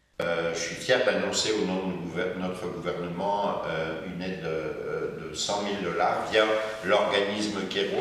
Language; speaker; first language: French; native; French